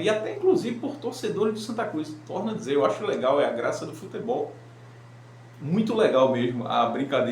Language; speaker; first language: Portuguese; native; Portuguese